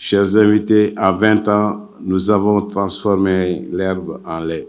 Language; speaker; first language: French; non-native, local second language; Wolof